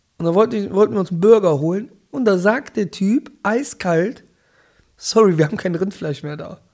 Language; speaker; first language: German; early bilingual, other home language; Italian